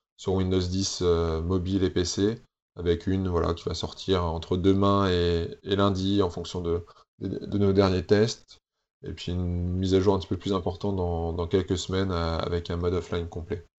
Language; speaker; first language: French; native; French